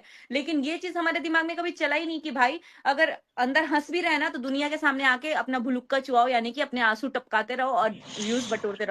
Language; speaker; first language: Hindi; native; Hindi